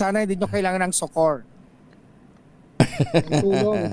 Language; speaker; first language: Filipino; native; Filipino